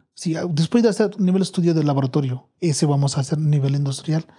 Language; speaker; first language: Spanish; non-native, fluent; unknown